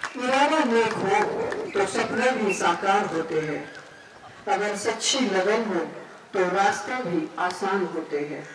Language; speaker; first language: Hindi; non-native, local second language; Marathi